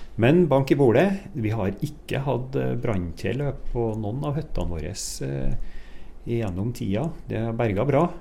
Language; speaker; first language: Norwegian; native; Norwegian